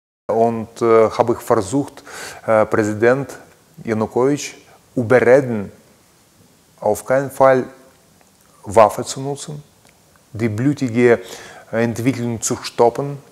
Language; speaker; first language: German; non-native, learner; Russian